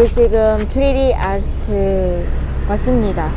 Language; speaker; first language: Korean; non-native, fluent; Vietnamese